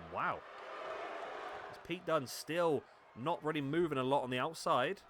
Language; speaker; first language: English; native; English